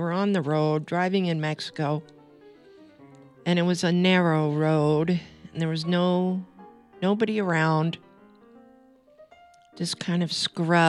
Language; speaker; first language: English; native; English